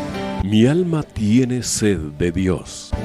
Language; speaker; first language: Spanish; native; Spanish